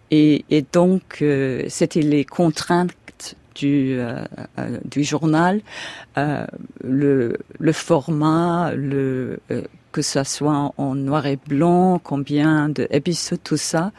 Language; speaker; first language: French; non-native, fluent; English